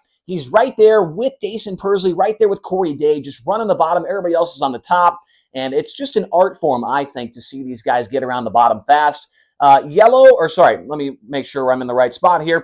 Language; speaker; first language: English; native; English